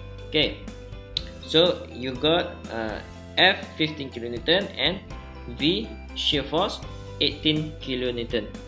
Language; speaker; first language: English; non-native, local second language; Malay